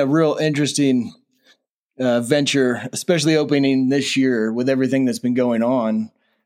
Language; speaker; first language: English; native; English